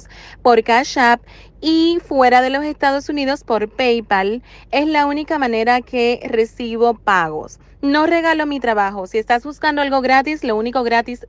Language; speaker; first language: Spanish; native; Spanish